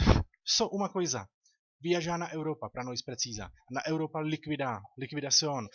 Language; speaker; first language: Portuguese; non-native, learner; Czech